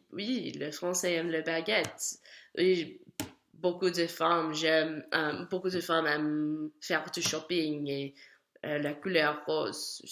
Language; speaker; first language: French; non-native, learner; English